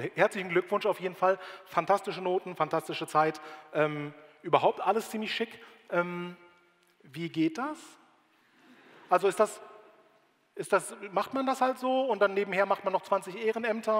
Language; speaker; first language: German; native; German